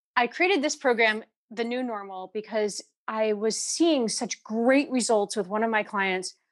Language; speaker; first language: English; native; English